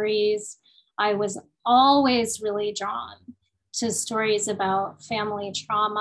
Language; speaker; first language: English; early bilingual, other home language; Spanish